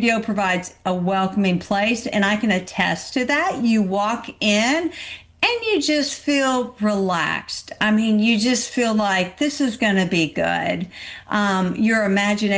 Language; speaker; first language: English; native; English